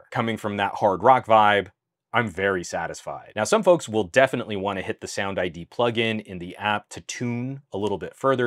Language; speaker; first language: English; native; English